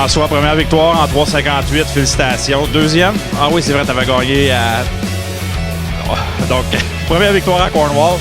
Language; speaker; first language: French; native; French